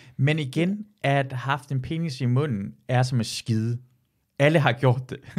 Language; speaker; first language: Danish; early bilingual, other home language; Persian